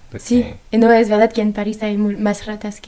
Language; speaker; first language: Spanish; non-native, learner; French